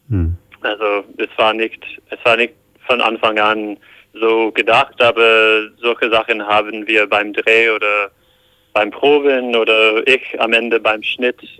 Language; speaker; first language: German; non-native, fluent; English